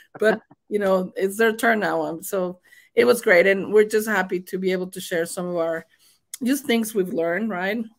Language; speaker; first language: English; non-native, fluent; Spanish